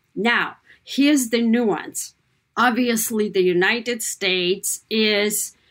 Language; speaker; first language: English; non-native, fluent; Kazakh